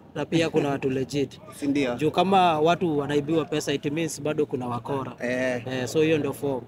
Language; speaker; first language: Swahili; non-native, local second language; Kikuyu